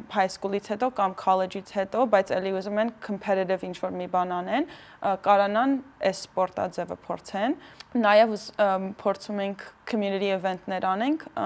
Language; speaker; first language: Armenian; early bilingual, heritage; Armenian